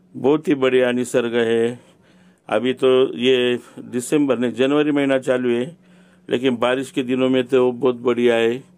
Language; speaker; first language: Hindi; non-native, local second language; Marathi